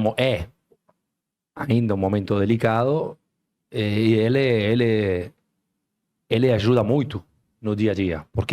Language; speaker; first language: Portuguese; non-native, fluent; Spanish